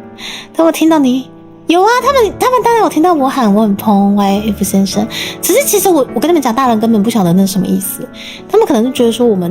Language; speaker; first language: Chinese; native; Chinese